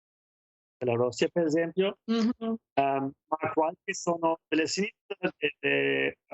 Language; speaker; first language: Italian; non-native, fluent; German